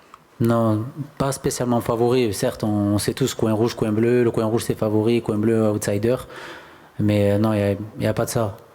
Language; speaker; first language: French; native; French